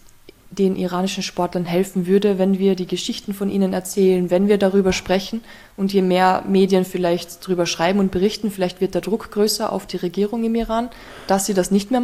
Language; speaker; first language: German; native; German